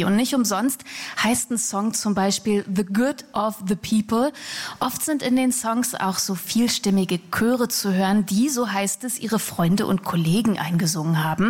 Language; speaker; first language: German; native; German